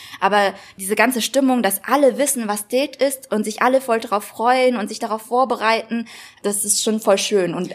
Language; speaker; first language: German; early bilingual, other home language; Vietnamese